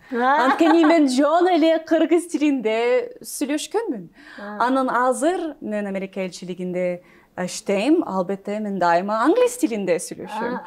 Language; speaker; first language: Kyrgyz; non-native, learner; English